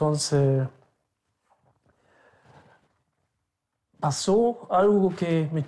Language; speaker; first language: Spanish; non-native, local second language; German